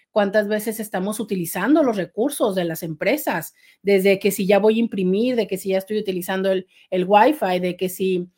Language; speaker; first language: Spanish; native; Spanish